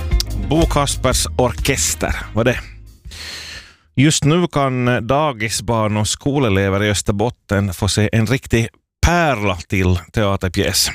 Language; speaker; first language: Swedish; native; Swedish